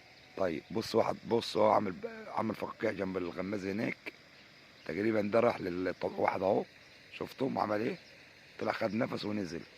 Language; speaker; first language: Arabic; native; Arabic